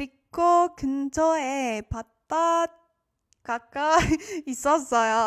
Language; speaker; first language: Korean; non-native, fluent; French